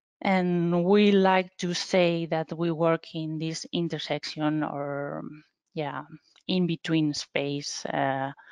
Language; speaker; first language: English; non-native, fluent; Spanish